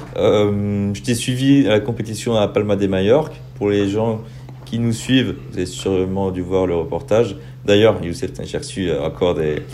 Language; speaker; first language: French; native; French